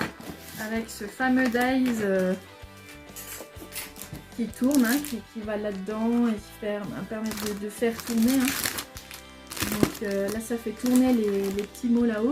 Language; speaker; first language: French; native; French